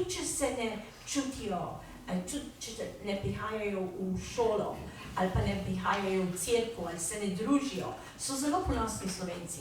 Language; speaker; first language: Slovenian; early bilingual, heritage; Slovenian